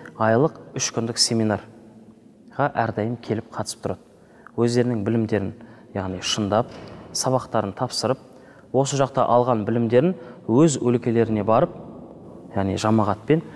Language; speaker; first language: Kazakh; native; Kazakh